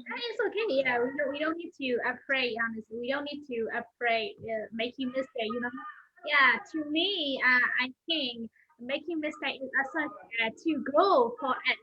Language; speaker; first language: English; non-native, learner; Burmese